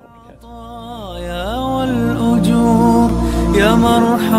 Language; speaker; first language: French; non-native, local second language; Ngazidja Comorian